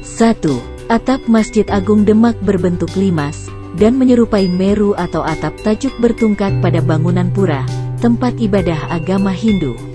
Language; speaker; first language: Indonesian; native; Indonesian